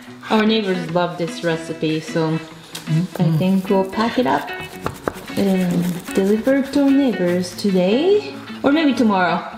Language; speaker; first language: English; non-native, fluent; Japanese